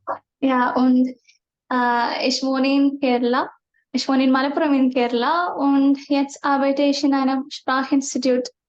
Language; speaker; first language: German; non-native, learner; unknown